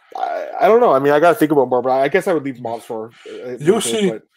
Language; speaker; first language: English; non-native, fluent; Dutch